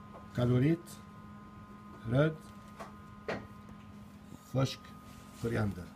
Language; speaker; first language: Swedish; non-native, learner; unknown